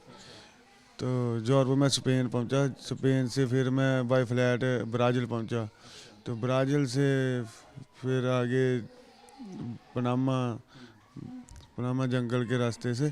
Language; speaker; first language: Hindi; non-native, local second language; Punjabi